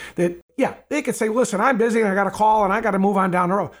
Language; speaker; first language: English; native; English